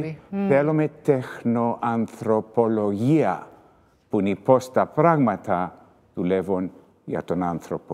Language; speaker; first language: Greek; early bilingual, heritage; Greek